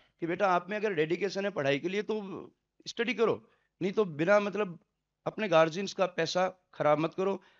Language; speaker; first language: Hindi; native; Hindi